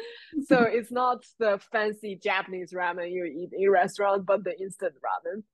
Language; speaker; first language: English; non-native, fluent; Chinese